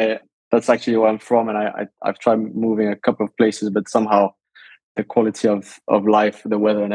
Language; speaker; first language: English; non-native, fluent; Danish